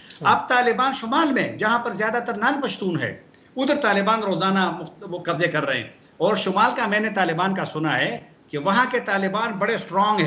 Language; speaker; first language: Hindi; non-native, local second language; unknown